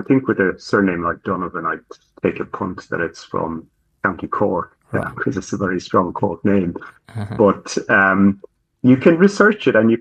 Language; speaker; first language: English; native; English